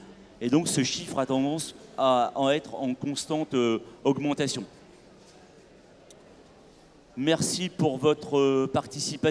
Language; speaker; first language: French; native; French